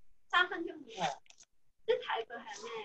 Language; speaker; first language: Cantonese; native; Cantonese